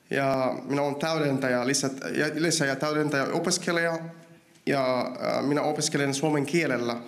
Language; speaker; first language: Finnish; non-native, learner; Arabic